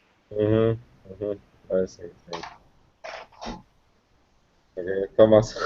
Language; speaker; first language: English; non-native, learner; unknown